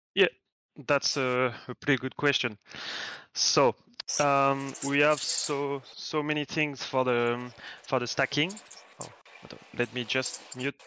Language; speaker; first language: English; non-native, fluent; French